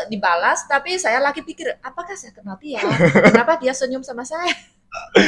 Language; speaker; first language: Indonesian; non-native, fluent; Chinese